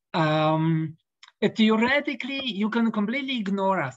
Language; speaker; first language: English; non-native, fluent; Polish